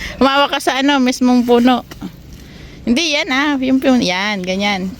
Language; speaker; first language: Filipino; non-native, local second language; Pampanga